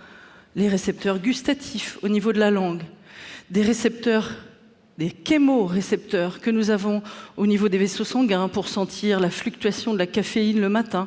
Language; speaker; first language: French; native; French